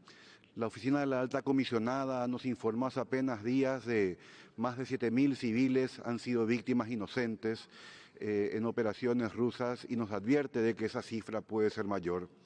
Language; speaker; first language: Spanish; native; Spanish